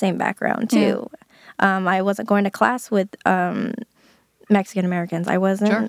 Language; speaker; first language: English; native; English